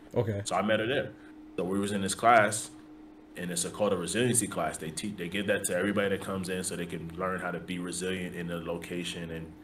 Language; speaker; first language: English; native; English